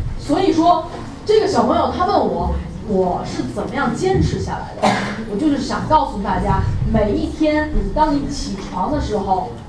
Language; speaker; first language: Chinese; native; Chinese